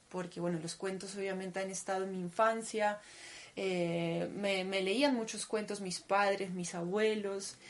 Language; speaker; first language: Spanish; early bilingual, other home language; Russian